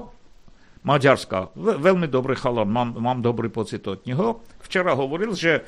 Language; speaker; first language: Slovak; non-native, fluent; Armenian